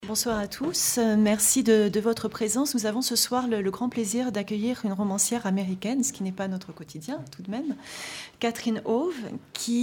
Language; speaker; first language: French; native; French